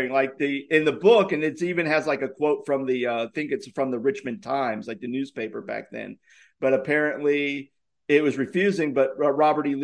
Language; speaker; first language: English; native; English